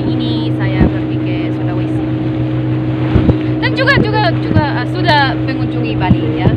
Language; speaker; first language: Indonesian; non-native, learner; English